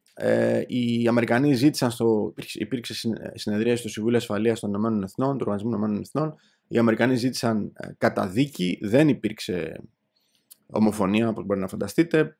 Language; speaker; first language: Greek; native; Greek